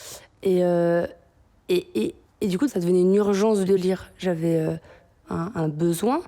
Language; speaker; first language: French; native; French